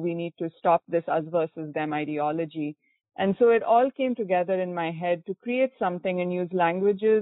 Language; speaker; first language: English; non-native, local second language; Konkani